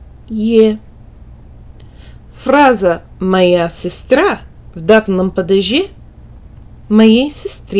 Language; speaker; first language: Russian; non-native, fluent; English